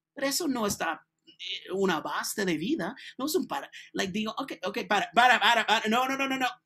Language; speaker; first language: Spanish; non-native, learner; English